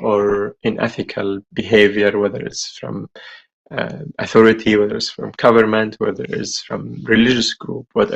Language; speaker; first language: English; non-native, fluent; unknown